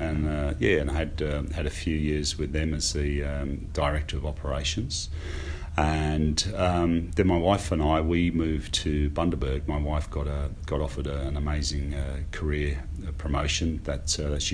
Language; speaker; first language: English; native; English